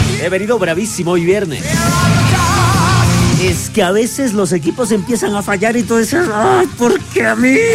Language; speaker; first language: Spanish; native; Spanish